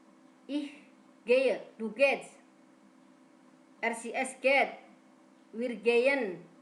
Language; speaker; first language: German; non-native, fluent; Indonesian